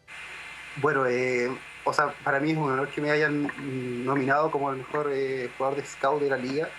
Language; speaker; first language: Spanish; native; Spanish